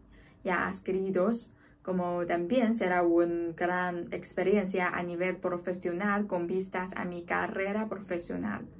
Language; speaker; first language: Spanish; non-native, fluent; Chinese